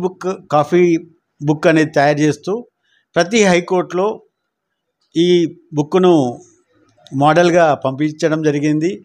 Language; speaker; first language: Telugu; native; Telugu